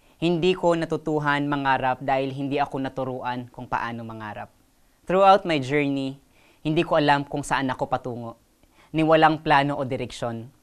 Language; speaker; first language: Filipino; non-native, local second language; Waray